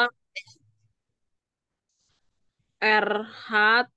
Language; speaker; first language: German; non-native, learner; Indonesian